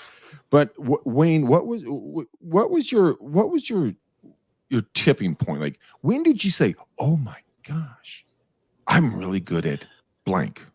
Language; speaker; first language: English; native; English